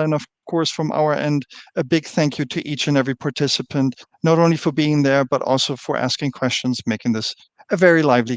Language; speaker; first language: English; non-native, fluent; German